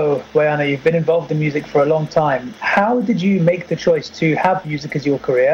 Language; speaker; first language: English; non-native, local second language; Irish